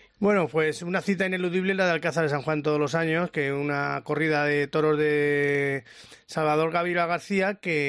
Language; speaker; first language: Spanish; native; Spanish